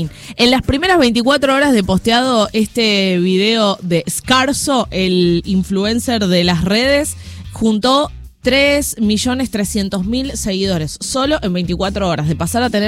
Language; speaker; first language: Spanish; native; Spanish